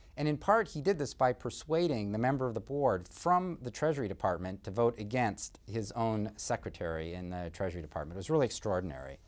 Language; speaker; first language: English; native; English